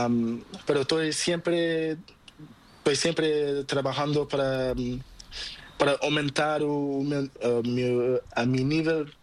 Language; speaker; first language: Spanish; non-native, learner; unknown